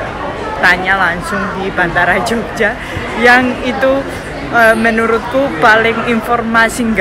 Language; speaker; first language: Indonesian; non-native, fluent; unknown